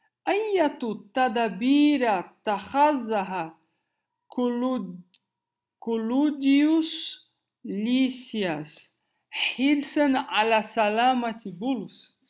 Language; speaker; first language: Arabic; non-native, learner; Portuguese